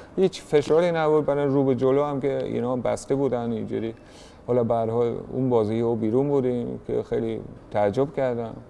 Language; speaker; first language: Persian; early bilingual, heritage; German